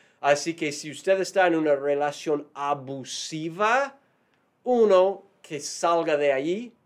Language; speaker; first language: Spanish; non-native, fluent; English